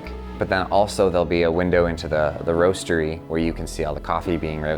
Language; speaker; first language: English; native; English